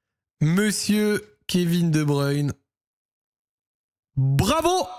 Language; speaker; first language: French; native; French